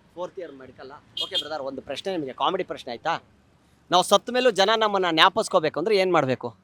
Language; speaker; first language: Kannada; native; Kannada